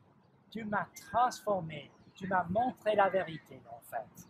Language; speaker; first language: French; non-native, learner; English